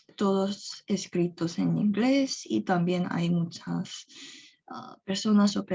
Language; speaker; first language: Spanish; non-native, fluent; Korean